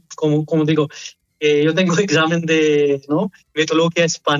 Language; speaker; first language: Spanish; non-native, learner; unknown